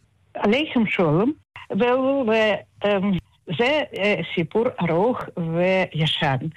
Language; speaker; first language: Hebrew; non-native, fluent; Russian